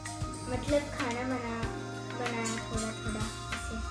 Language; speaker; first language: Hindi; non-native, local second language; Malayalam